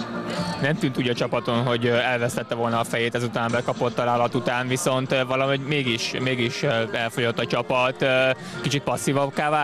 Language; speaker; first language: Hungarian; native; Hungarian